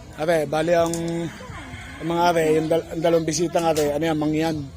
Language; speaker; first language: Filipino; native; Filipino